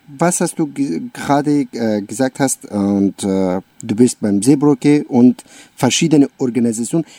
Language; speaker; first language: German; non-native, learner; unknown